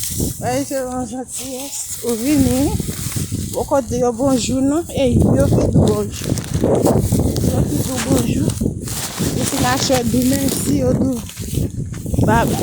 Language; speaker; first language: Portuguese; non-native, learner; Haitian Creole